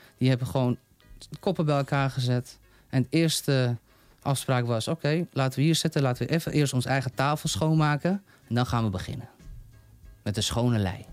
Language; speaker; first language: Dutch; non-native, fluent; Persian